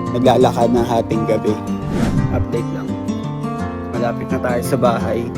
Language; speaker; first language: Filipino; native; Filipino